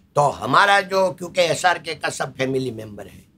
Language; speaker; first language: Hindi; non-native, local second language; Gujarati